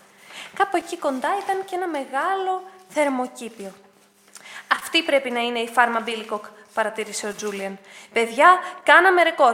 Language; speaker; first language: Greek; native; Greek